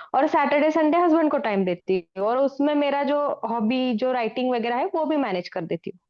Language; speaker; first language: Hindi; non-native, local second language; Marathi